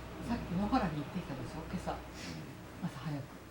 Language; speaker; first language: Japanese; native; Japanese